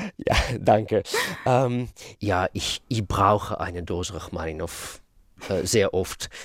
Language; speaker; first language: German; non-native, fluent; Russian